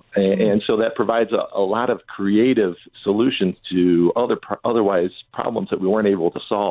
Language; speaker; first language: English; native; English